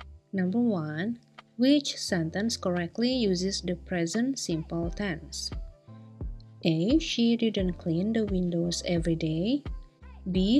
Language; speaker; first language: English; non-native, fluent; Indonesian